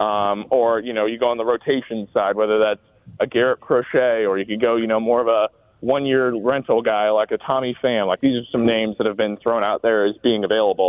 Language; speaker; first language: English; native; English